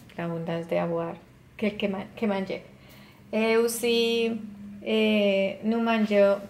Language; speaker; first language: French; non-native, learner; Spanish